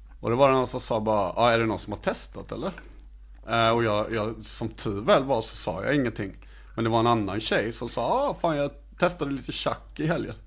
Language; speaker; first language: Swedish; native; Swedish